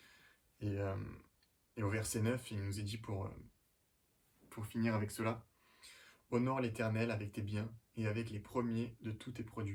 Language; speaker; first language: French; native; French